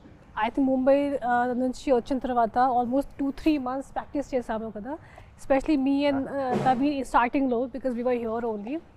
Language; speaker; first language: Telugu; non-native, fluent; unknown